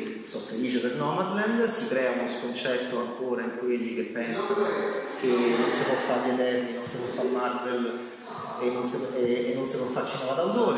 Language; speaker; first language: Italian; native; Italian